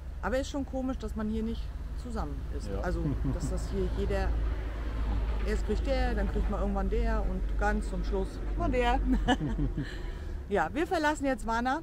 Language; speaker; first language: German; native; German